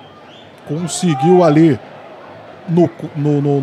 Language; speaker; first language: Portuguese; native; Portuguese